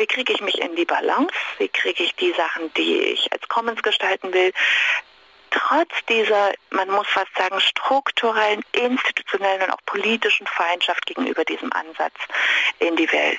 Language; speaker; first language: German; native; German